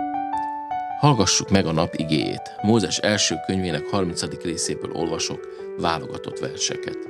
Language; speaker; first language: Hungarian; native; Hungarian